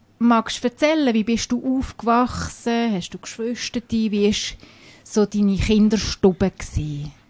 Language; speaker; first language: German; native; German